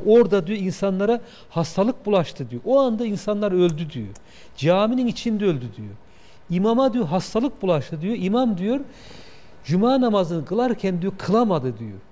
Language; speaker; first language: Turkish; native; Turkish